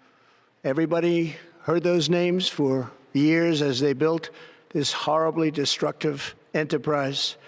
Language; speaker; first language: English; native; English